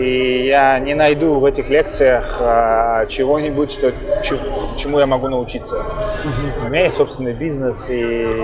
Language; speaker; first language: Russian; non-native, fluent; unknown